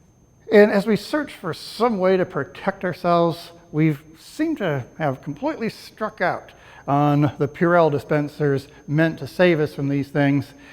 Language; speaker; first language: English; native; English